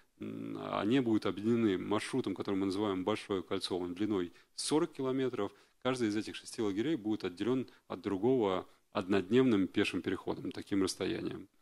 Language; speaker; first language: Russian; native; Russian